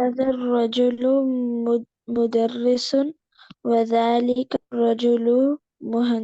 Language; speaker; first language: Arabic; non-native, learner; Urdu